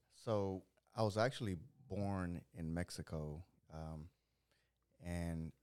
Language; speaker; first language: English; early bilingual, other home language; Spanish